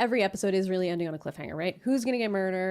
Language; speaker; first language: English; native; English